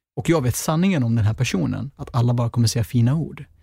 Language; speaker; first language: Swedish; native; Swedish